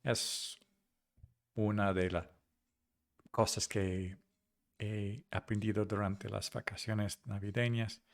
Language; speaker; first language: Spanish; non-native, fluent; English